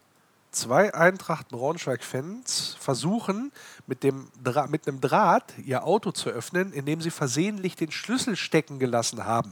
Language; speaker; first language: German; native; German